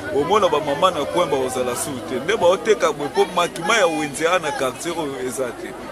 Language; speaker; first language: Lingala; native; Lingala